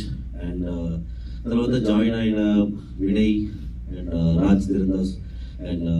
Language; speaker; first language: Telugu; non-native, learner; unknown